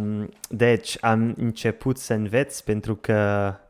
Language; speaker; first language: Romanian; non-native, learner; Portuguese